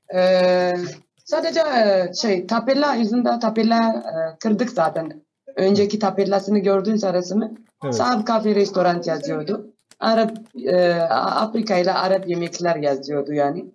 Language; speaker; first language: Turkish; non-native, fluent; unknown